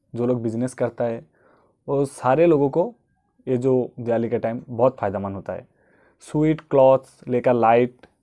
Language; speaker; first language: Hindi; non-native, local second language; Bangla